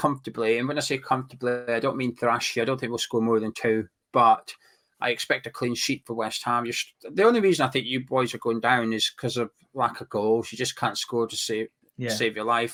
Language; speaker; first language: English; native; English